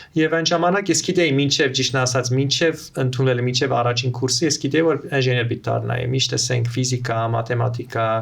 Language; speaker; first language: Armenian; early bilingual, heritage; Armenian